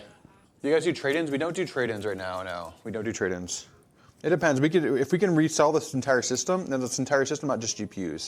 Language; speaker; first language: English; native; English